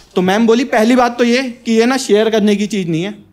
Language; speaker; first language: Hindi; native; Hindi